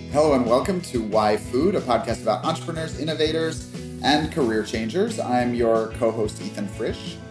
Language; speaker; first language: English; native; English